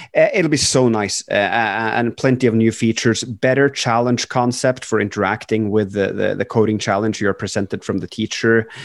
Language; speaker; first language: English; non-native, fluent; Norwegian